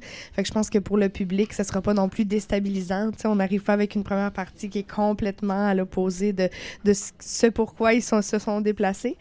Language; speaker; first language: French; native; French